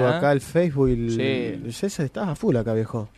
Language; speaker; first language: Spanish; native; Spanish